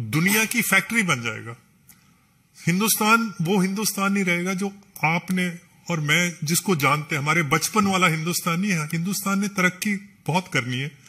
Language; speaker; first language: Hindi; non-native, local second language; Punjabi